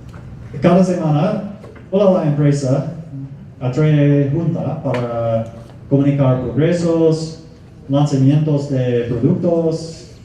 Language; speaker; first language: Spanish; non-native, fluent; English